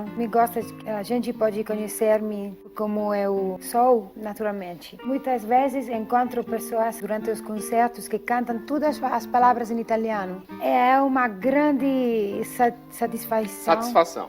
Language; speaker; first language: Portuguese; non-native, learner; Italian